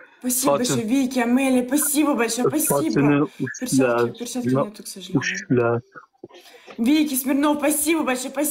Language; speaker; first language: Russian; native; Russian